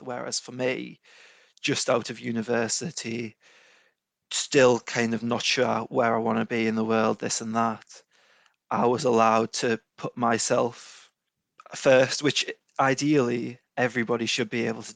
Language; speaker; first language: English; native; English